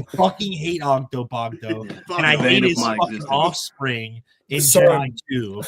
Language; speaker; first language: English; native; English